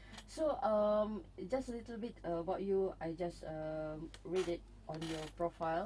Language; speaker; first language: English; non-native, local second language; Malay